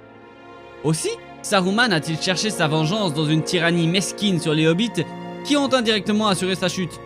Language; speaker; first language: French; native; French